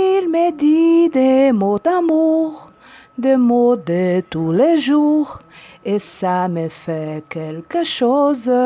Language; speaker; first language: French; non-native, learner; Portuguese